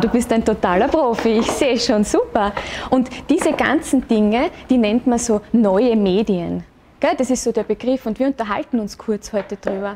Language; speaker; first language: German; native; German